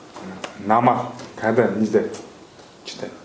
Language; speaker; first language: Russian; non-native, learner; Kyrgyz